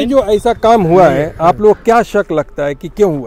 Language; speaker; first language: Hindi; native; Hindi